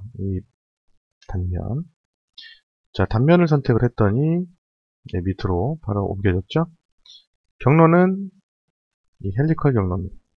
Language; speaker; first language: Korean; native; Korean